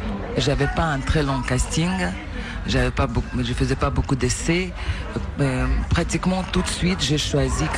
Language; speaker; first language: French; non-native, learner; Russian